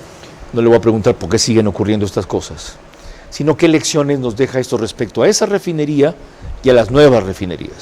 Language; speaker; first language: Spanish; native; Spanish